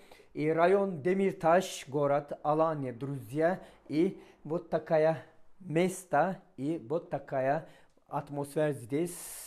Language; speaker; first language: Russian; non-native, fluent; Turkish